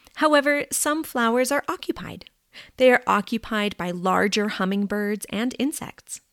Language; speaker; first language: English; native; English